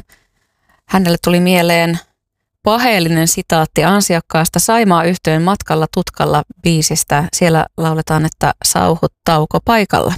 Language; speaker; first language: Finnish; native; Finnish